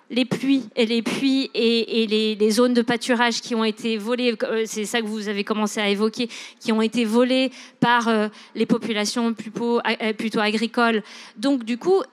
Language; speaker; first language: French; non-native, local second language; English